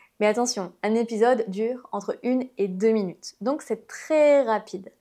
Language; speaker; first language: French; native; French